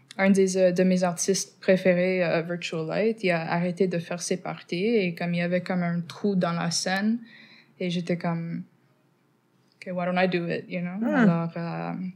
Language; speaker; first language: French; non-native, fluent; English